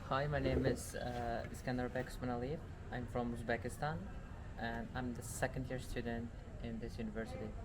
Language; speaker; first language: English; non-native, fluent; Uzbek